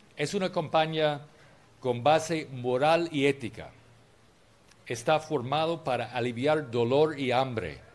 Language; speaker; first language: Spanish; non-native, fluent; English